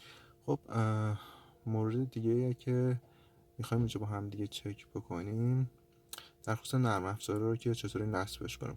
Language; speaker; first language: Persian; native; Persian